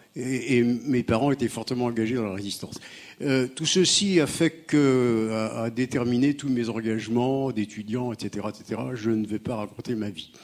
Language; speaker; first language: French; native; French